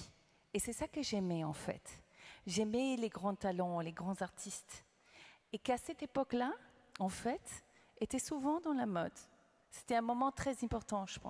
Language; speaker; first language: French; non-native, fluent; English